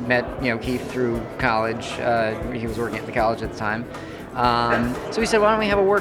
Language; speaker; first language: English; native; English